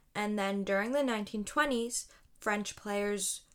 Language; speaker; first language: English; native; English